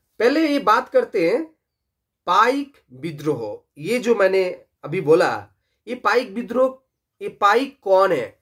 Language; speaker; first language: Hindi; non-native, local second language; Bangla